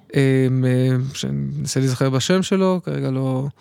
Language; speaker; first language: Hebrew; native; Hebrew